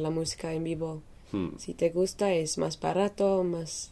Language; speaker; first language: Spanish; non-native, fluent; English